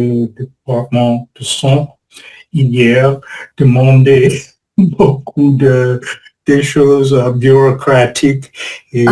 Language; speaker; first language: French; non-native, learner; English